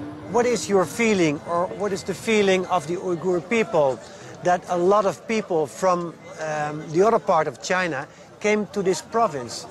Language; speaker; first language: English; non-native, fluent; Dutch